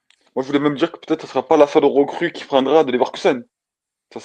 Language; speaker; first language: French; native; French